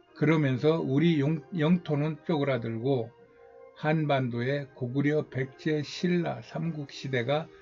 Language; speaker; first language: Korean; native; Korean